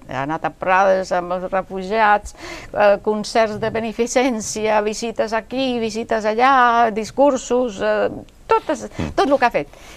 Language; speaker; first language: Catalan; non-native, fluent; Spanish